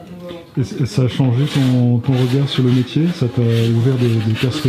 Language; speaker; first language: French; native; French